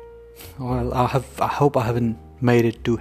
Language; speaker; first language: English; non-native, local second language; Hindi